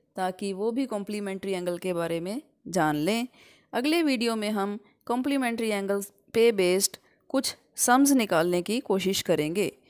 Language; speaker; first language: Hindi; non-native, local second language; Punjabi